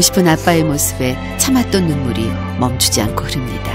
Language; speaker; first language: Korean; native; Korean